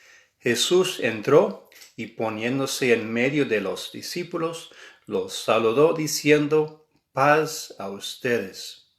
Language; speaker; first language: Spanish; non-native, fluent; English